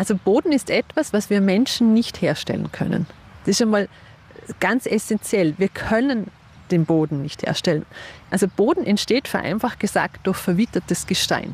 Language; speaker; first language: German; native; German